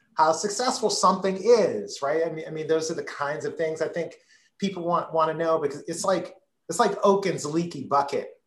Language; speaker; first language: English; native; English